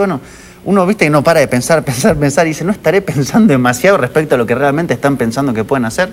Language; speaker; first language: Spanish; native; Spanish